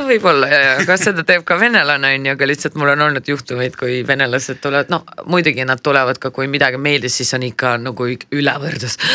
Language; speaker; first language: Estonian; non-native, local second language; Russian